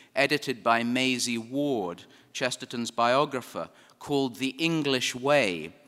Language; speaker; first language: English; native; English